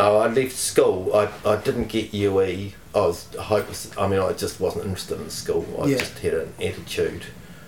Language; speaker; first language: English; native; English